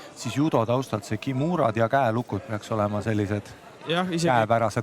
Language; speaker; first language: Estonian; native; Estonian